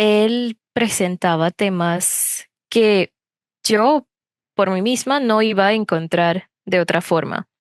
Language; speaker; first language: Spanish; non-native, fluent; English